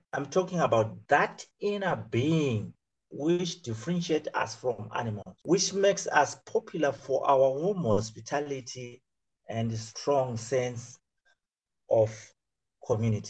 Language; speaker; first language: English; non-native, local second language; Shona